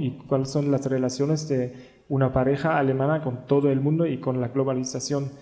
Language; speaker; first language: Spanish; non-native, learner; German